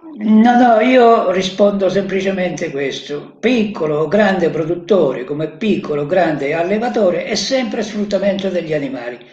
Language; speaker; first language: Italian; native; Italian